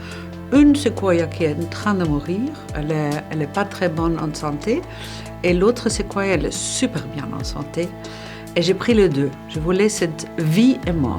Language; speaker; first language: French; non-native, fluent; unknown